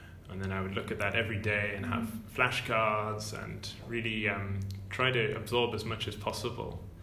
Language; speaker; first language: English; native; English